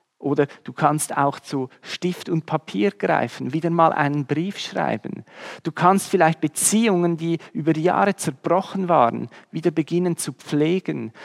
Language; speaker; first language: German; native; German